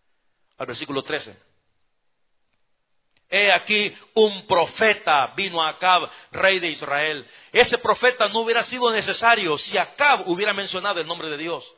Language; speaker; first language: Spanish; native; Spanish